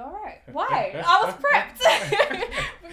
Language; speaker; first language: English; native; English